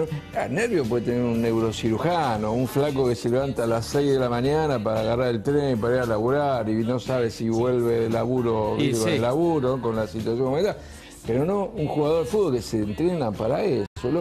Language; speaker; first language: Spanish; native; Spanish